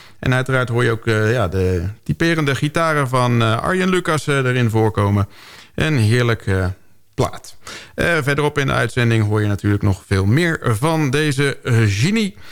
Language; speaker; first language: Dutch; native; Dutch